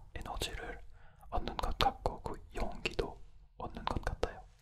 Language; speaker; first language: Korean; non-native, fluent; French